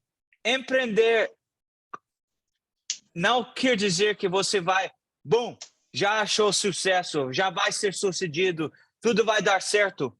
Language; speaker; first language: Portuguese; non-native, fluent; English